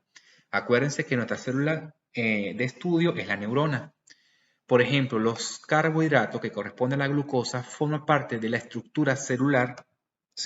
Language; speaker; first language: Spanish; native; Spanish